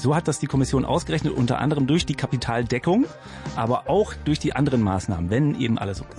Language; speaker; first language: German; native; German